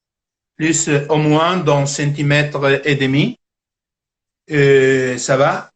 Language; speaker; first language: French; non-native, fluent; Italian